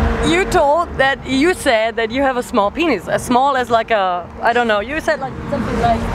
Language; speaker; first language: English; non-native, fluent; German